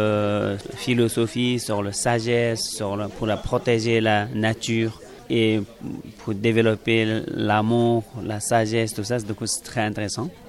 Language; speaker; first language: French; non-native, learner; Tibetan